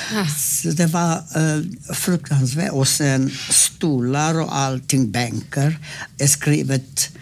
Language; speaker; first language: Swedish; non-native, fluent; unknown